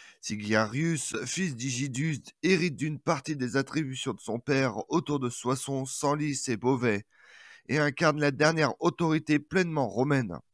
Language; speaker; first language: French; native; French